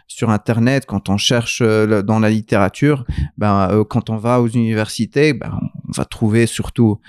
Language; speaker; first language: French; non-native, local second language; Arabic